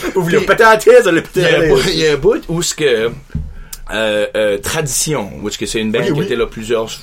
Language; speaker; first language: French; native; French